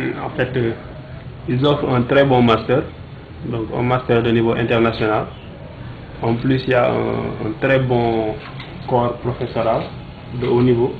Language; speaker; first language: French; non-native, local second language; Wolof